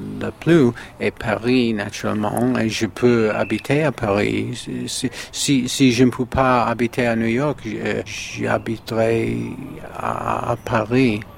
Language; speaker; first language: French; non-native, learner; English